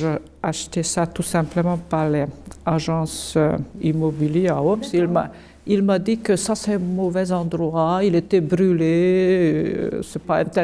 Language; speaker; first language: French; non-native, fluent; Hungarian